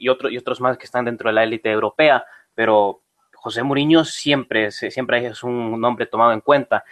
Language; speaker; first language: Spanish; native; Spanish